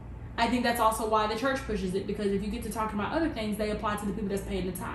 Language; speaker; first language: English; native; English